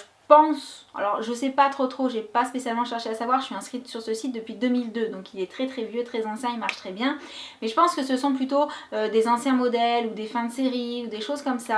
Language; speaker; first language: French; native; French